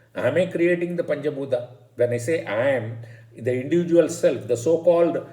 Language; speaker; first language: English; non-native, local second language; Tamil